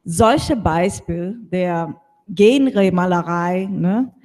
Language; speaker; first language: German; non-native, fluent; Portuguese